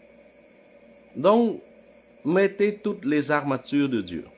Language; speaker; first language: French; non-native, fluent; Khmer